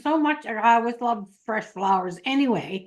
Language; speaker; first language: English; native; English